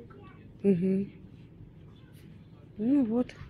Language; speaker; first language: Russian; native; Russian